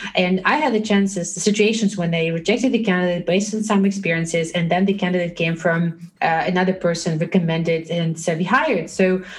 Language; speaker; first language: English; non-native, fluent; Russian